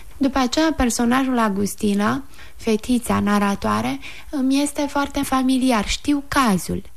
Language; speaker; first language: Romanian; native; Romanian